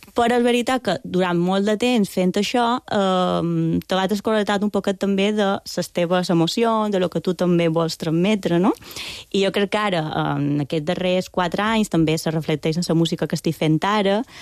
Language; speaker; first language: Catalan; non-native, local second language; Spanish